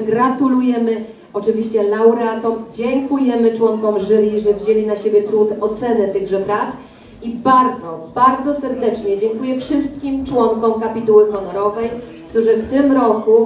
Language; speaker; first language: Polish; native; Polish